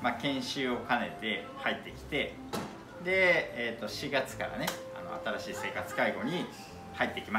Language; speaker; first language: Japanese; native; Japanese